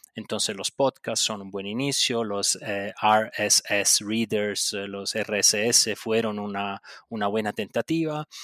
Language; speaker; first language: Spanish; non-native, local second language; Italian